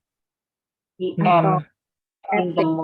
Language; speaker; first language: English; non-native, learner; Indonesian